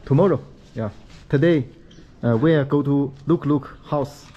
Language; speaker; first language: English; non-native, learner; Chinese